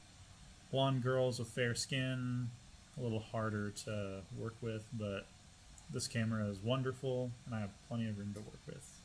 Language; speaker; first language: English; native; English